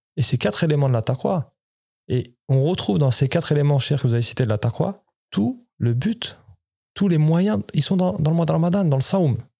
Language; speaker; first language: French; native; French